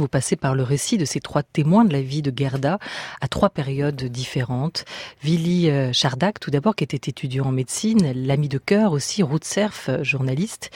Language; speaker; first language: French; native; French